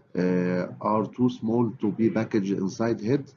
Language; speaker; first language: English; non-native, fluent; Arabic